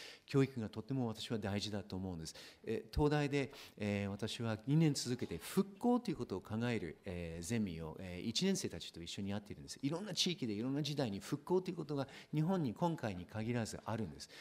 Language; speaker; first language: Japanese; non-native, fluent; English